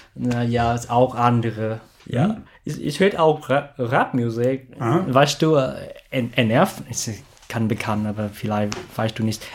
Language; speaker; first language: German; non-native, learner; Vietnamese